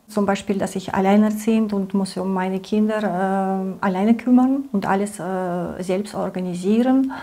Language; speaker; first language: German; non-native, learner; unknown